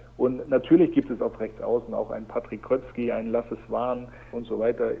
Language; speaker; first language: German; native; German